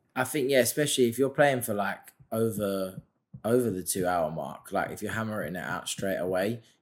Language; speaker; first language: English; native; English